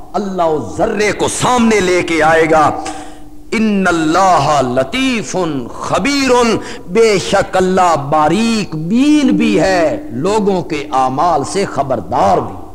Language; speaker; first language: Urdu; non-native, local second language; Punjabi